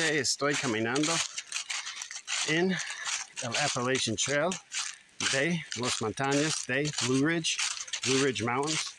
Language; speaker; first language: Spanish; non-native, learner; English